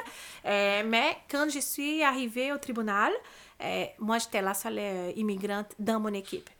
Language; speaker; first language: French; non-native, fluent; Portuguese